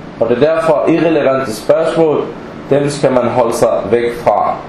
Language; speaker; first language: Danish; early bilingual, other home language; Arabic